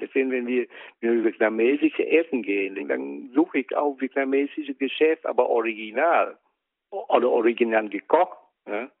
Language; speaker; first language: German; non-native, fluent; Vietnamese